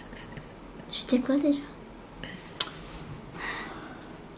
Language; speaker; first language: French; early bilingual, heritage; French